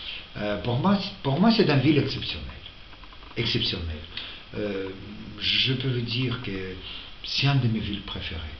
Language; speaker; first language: French; non-native, fluent; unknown